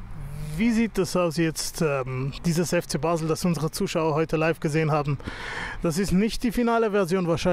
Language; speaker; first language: German; native; German